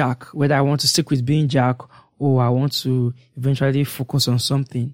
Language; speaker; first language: English; non-native, local second language; Yoruba